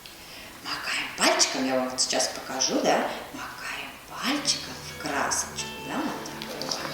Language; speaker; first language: Russian; native; Russian